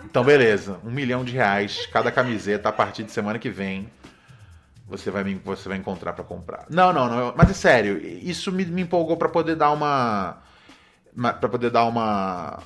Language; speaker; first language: Portuguese; native; Portuguese